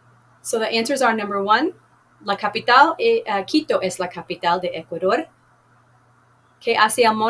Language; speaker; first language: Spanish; non-native, fluent; English